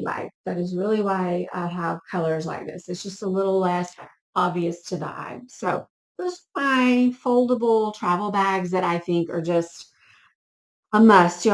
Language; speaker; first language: English; native; English